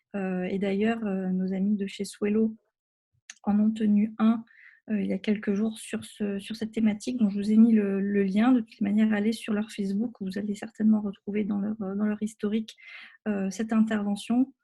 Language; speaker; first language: French; native; French